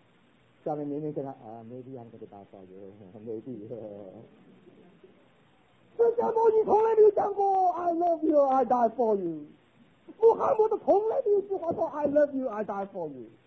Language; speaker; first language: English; non-native, fluent; Chinese